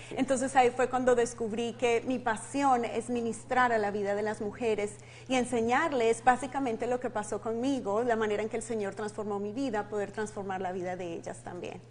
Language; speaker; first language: Spanish; native; Spanish